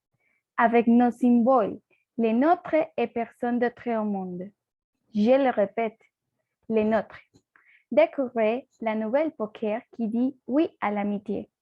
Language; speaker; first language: French; non-native, learner; Spanish